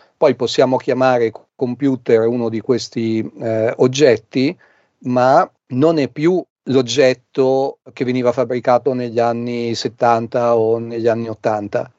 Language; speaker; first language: Italian; native; Italian